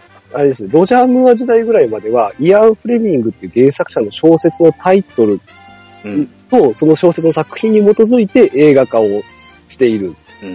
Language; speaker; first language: Japanese; native; Japanese